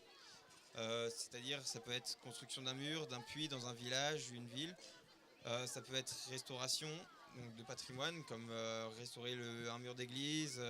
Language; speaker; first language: French; native; French